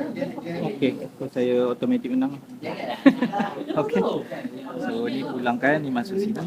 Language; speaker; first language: Malay; native; Malay